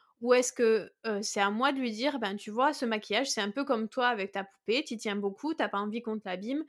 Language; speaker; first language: French; native; French